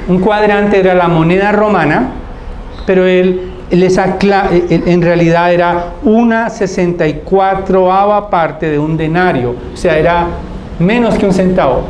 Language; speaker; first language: Spanish; native; Spanish